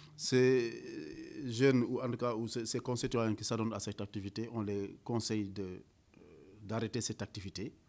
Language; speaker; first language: French; non-native, local second language; Wolof